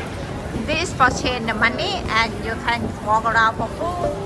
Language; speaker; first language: English; non-native, learner; Thai